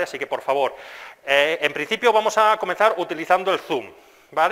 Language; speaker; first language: Spanish; non-native, fluent; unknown